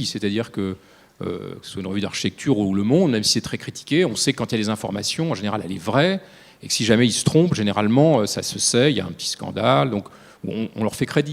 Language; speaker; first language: French; native; French